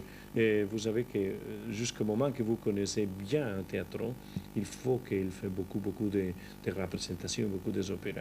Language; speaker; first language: French; non-native, fluent; Spanish